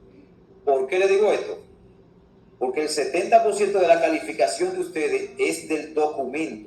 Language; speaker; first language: Spanish; native; Spanish